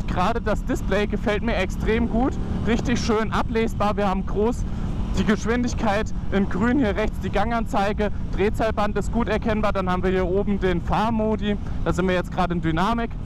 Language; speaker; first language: German; native; German